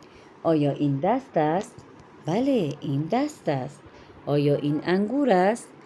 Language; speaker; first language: Persian; non-native, fluent; Urdu